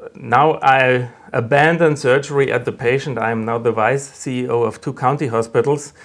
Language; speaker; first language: English; non-native, fluent; German